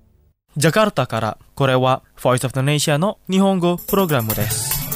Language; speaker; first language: Japanese; non-native, fluent; Indonesian